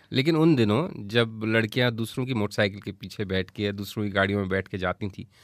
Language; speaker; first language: Hindi; native; Hindi